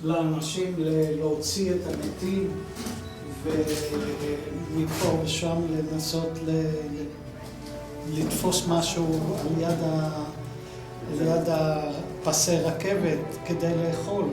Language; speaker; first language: Hebrew; non-native, fluent; Dutch